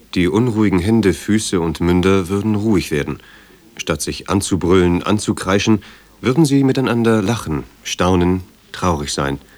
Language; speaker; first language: German; native; German